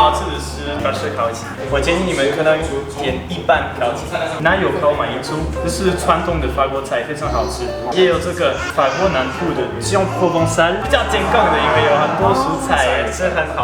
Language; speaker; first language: Chinese; non-native, fluent; French